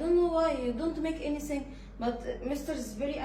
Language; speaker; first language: English; non-native, learner; Arabic